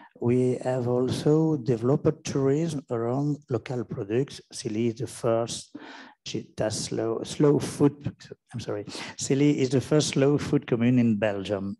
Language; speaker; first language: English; non-native, learner; French